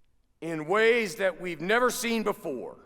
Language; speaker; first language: English; native; English